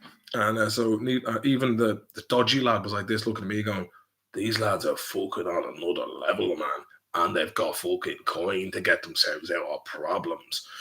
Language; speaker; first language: English; native; English